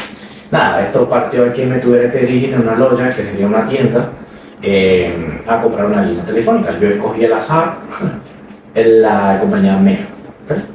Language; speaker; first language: Spanish; native; Spanish